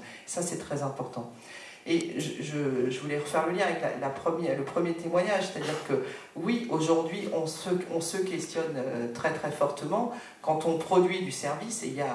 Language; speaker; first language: French; native; French